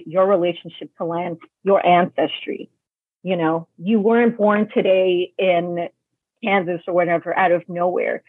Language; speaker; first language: English; native; English